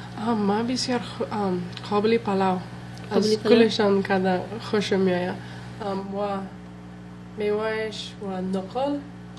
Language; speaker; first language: Persian; non-native, local second language; English